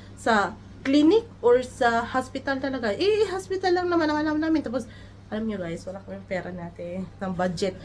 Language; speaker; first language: Filipino; non-native, local second language; Cebuano